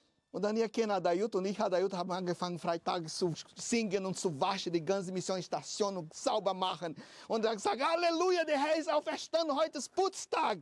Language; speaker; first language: German; non-native, fluent; Portuguese